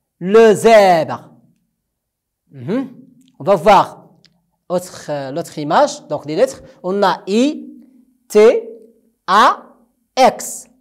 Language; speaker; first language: French; non-native, local second language; Arabic